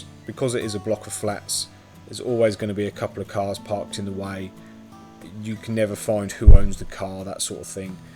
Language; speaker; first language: English; native; English